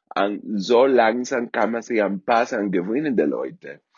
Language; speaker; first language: German; non-native, fluent; Spanish